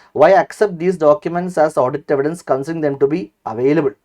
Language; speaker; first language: English; non-native, local second language; Malayalam